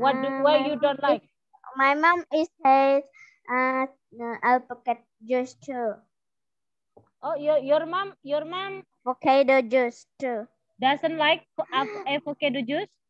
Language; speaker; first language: English; non-native, learner; Indonesian